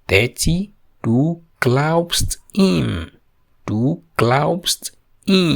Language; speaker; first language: German; non-native, fluent; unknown